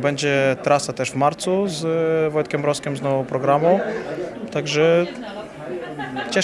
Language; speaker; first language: Polish; non-native, fluent; Ukrainian